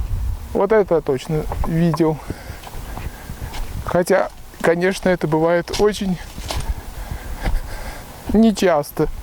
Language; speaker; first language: Russian; native; Russian